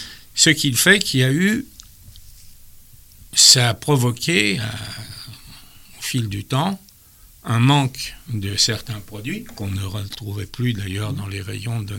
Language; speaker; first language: French; native; French